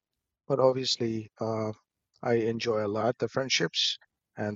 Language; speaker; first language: English; non-native, local second language; Bangla